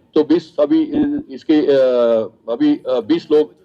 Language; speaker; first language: Hindi; non-native, local second language; Telugu